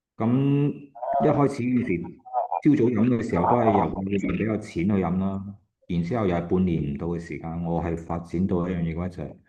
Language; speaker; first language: Cantonese; native; Cantonese